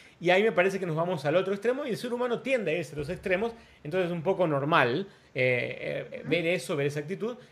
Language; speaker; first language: Spanish; non-native, fluent; Portuguese